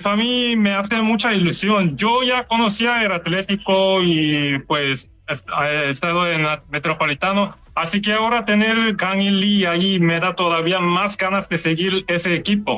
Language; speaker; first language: Spanish; non-native, fluent; Korean